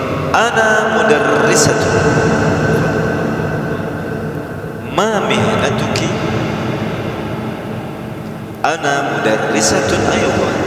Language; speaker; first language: Arabic; non-native, fluent; Indonesian